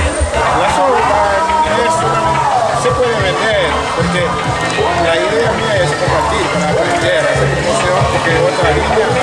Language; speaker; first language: Spanish; non-native, learner; French